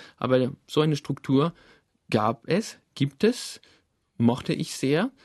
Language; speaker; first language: German; non-native, fluent; French